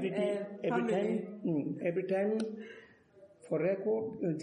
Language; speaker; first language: English; non-native, learner; Bangla